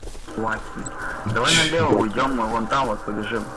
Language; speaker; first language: Russian; native; Russian